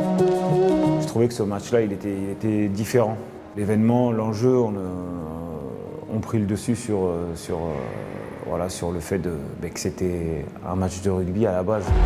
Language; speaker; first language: French; native; French